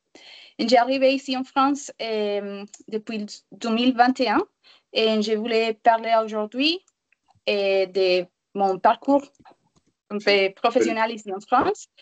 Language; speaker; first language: French; non-native, learner; Spanish